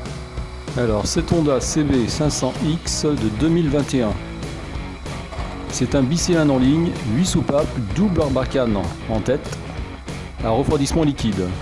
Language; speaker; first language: French; native; French